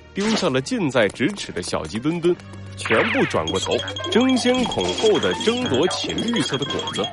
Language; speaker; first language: Chinese; native; Chinese